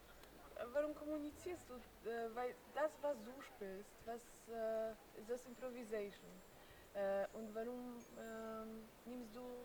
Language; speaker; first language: German; non-native, learner; Polish